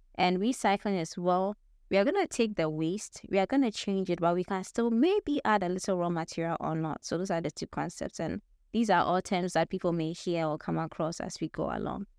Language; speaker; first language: English; non-native, local second language; Akan